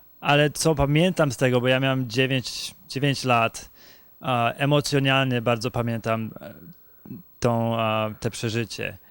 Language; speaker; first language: Polish; early bilingual, heritage; Polish